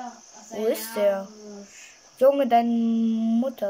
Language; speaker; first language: German; native; German